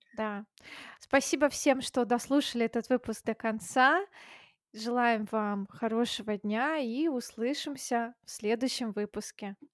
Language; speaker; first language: Russian; native; Russian